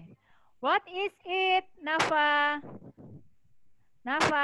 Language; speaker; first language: English; non-native, fluent; Indonesian